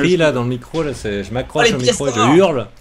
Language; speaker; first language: French; native; French